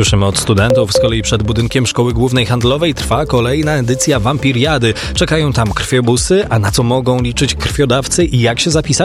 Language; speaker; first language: Polish; native; Polish